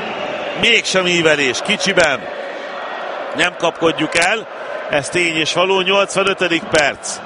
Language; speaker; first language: Hungarian; native; Hungarian